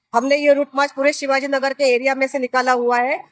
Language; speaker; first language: Hindi; non-native, local second language; Marathi